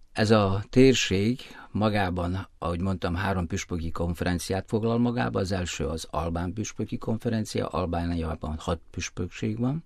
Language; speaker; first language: Hungarian; native; Hungarian